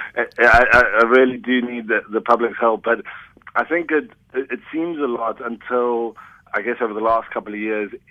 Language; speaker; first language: English; native; English